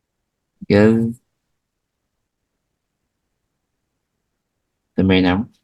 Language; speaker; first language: English; non-native, learner; Vietnamese